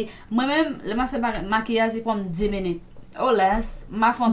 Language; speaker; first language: Haitian Creole; early bilingual, heritage; Haitian Creole